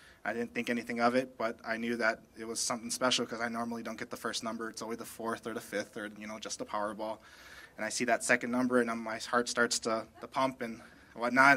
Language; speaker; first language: English; early bilingual, other home language; Spanish